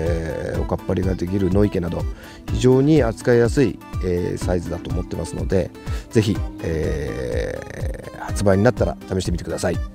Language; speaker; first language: Japanese; native; Japanese